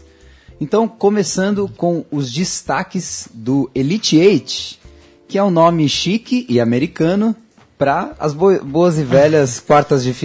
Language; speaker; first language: Portuguese; native; Portuguese